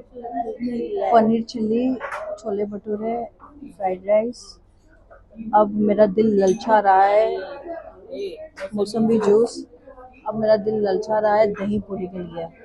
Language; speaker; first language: Hindi; non-native, local second language; Marathi